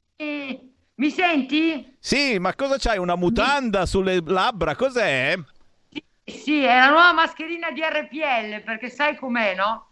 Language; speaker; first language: Italian; native; Italian